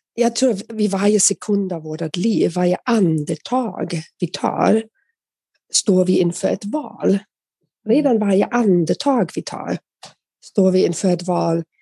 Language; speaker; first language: Swedish; non-native, fluent; German